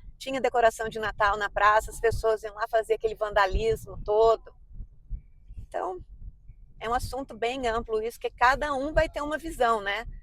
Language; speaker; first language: Portuguese; native; Portuguese